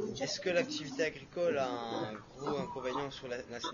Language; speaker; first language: French; native; French